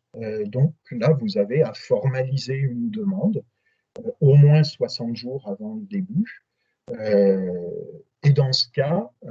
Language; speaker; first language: French; native; French